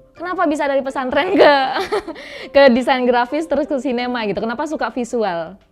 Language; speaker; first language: Indonesian; native; Indonesian